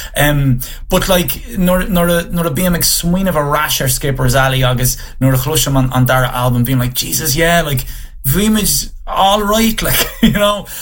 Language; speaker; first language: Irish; non-native, local second language; English